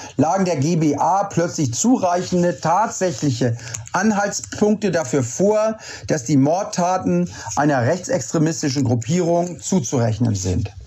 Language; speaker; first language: German; native; German